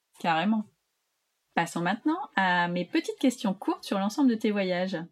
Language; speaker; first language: French; native; French